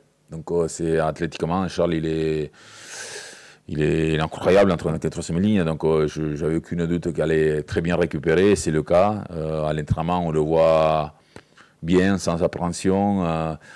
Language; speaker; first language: French; native; French